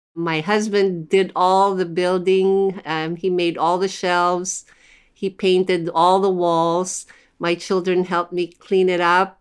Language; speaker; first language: English; non-native, local second language; Filipino